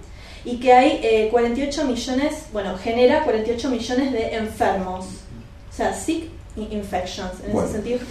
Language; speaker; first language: Spanish; native; Spanish